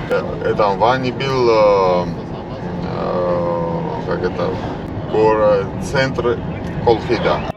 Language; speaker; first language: Russian; non-native, local second language; Georgian